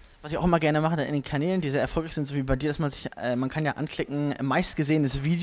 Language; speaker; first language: German; native; German